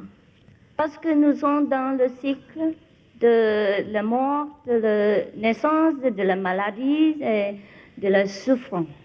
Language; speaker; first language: French; non-native, fluent; Vietnamese